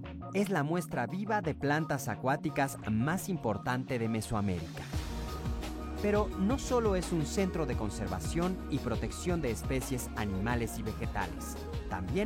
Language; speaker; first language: Spanish; native; Spanish